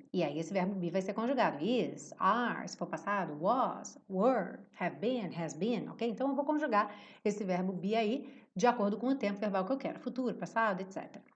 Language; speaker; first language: Portuguese; native; Portuguese